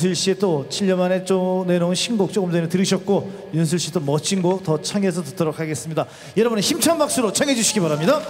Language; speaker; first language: Korean; native; Korean